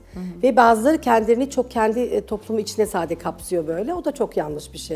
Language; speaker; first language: Turkish; early bilingual, other home language; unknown